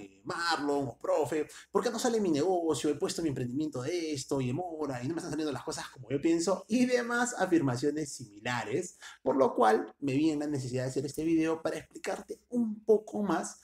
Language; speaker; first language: Spanish; native; Spanish